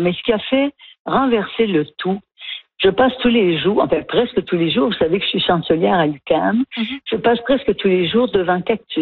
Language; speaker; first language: French; native; French